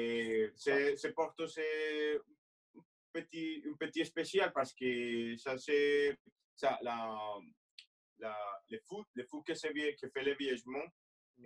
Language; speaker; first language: French; non-native, fluent; Spanish